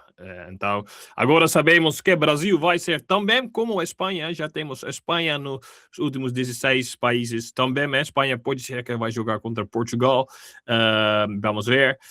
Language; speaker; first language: Portuguese; non-native, fluent; Dutch